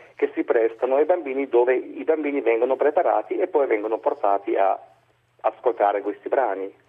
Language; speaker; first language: Italian; non-native, fluent; German